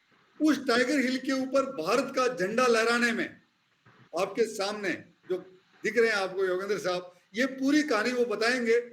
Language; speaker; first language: Hindi; native; Hindi